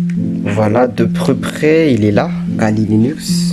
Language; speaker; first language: French; non-native, local second language; Malagasy